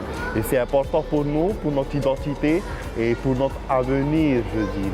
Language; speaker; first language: French; native; French